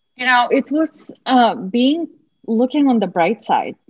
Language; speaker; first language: English; non-native, fluent; Macedonian